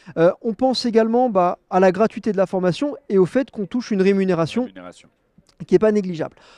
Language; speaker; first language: French; native; French